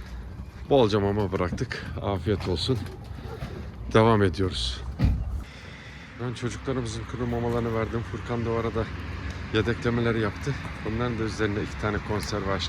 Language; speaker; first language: Turkish; native; Turkish